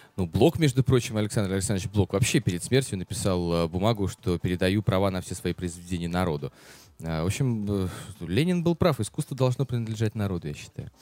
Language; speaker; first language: Russian; native; Russian